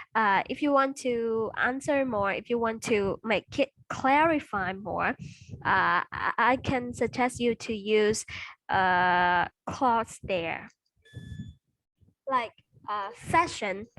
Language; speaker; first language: English; non-native, fluent; Vietnamese